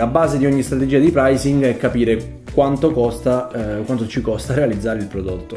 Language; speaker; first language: Italian; native; Italian